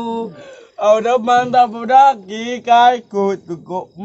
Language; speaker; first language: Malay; non-native, local second language; Sundanese